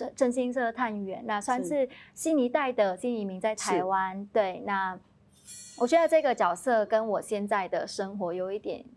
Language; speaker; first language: Chinese; non-native, fluent; Vietnamese